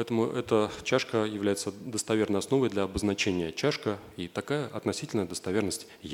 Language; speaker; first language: Russian; native; Russian